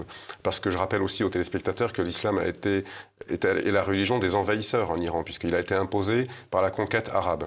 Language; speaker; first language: French; native; French